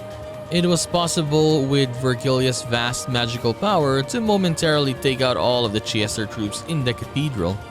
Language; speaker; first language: English; native; English